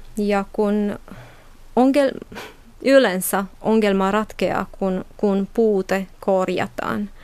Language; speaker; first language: Finnish; non-native, fluent; Romanian